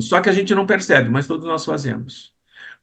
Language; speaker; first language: Portuguese; native; Portuguese